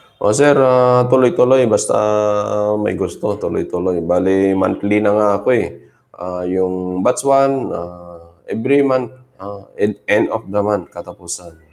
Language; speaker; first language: Filipino; native; Filipino